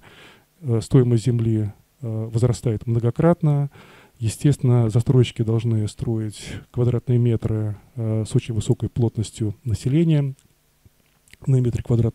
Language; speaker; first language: Russian; native; Russian